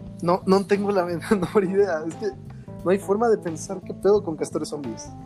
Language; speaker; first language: Spanish; native; Spanish